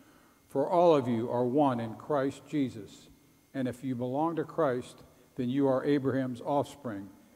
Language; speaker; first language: English; native; English